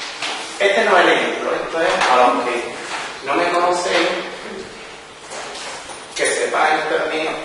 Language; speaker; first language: Spanish; native; Spanish